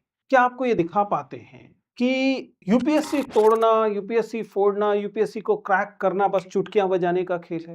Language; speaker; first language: Hindi; native; Hindi